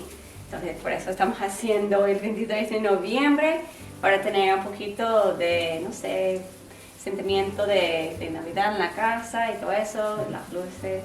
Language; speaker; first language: Spanish; non-native, learner; English